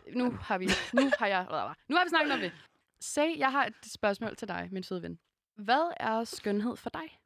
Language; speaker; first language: Danish; native; Danish